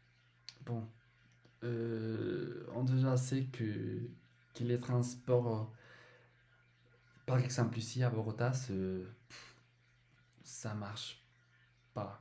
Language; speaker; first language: French; non-native, learner; Spanish